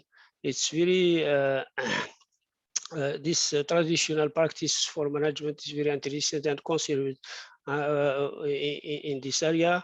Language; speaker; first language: English; non-native, fluent; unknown